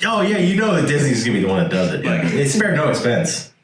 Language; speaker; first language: English; native; English